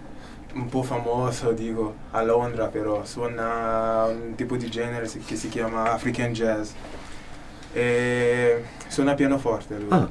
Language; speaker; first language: Italian; non-native, learner; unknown